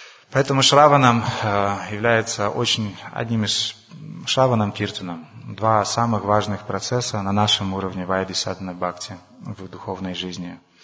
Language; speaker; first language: Russian; non-native, local second language; Romanian